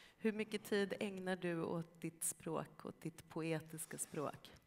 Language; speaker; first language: Swedish; native; Swedish